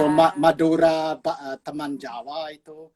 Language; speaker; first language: Indonesian; non-native, fluent; English